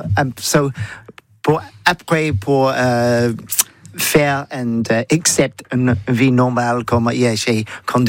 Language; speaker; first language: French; non-native, learner; English